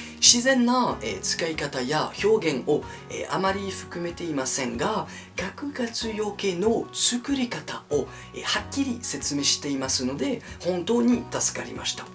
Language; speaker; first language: Japanese; non-native, fluent; French